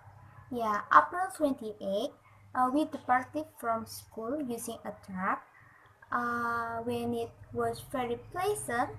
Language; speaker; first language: English; non-native, learner; Indonesian